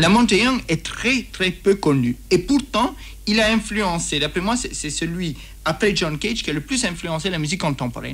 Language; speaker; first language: French; native; French